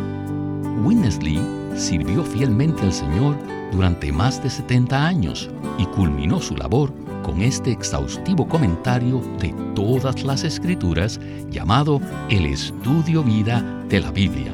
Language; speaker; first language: Spanish; native; Spanish